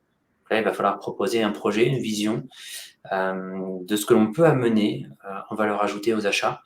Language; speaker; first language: French; native; French